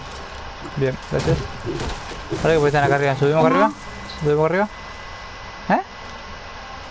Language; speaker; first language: Spanish; native; Spanish